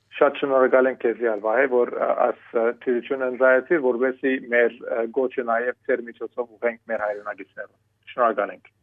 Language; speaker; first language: Armenian; early bilingual, heritage; Armenian